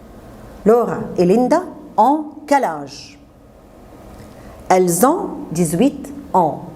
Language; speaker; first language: French; non-native, fluent; Arabic